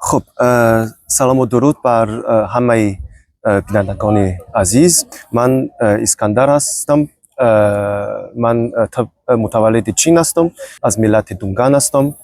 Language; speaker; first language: Persian; non-native, fluent; Chinese